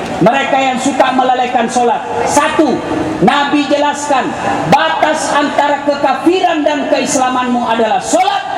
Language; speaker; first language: Indonesian; non-native, local second language; Buginese